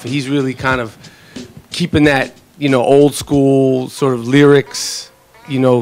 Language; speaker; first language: English; native; English